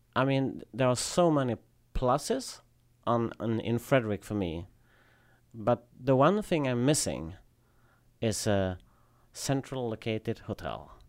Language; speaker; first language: English; non-native, fluent; Swedish